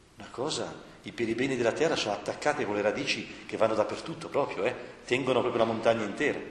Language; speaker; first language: Italian; native; Italian